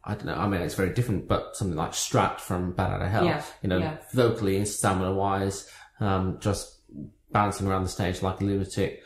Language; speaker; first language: English; native; English